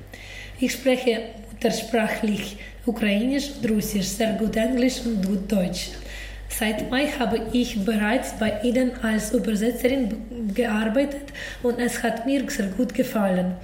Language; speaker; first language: German; non-native, learner; Ukrainian